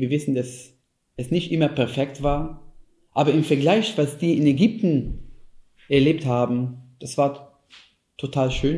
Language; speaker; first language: German; non-native, fluent; Hebrew